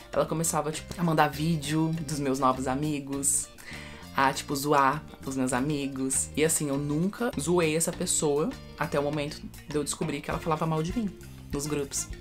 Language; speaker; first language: Portuguese; early bilingual, heritage; Portuguese